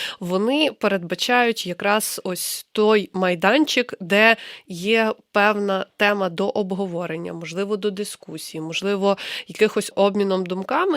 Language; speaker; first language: Ukrainian; native; Ukrainian